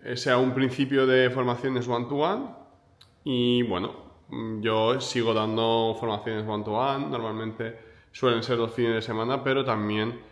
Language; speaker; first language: Spanish; non-native, fluent; Ukrainian